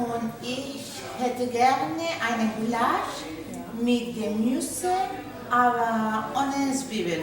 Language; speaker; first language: German; non-native, learner; Spanish